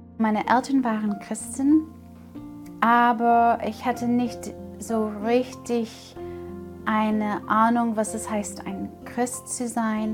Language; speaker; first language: German; non-native, fluent; English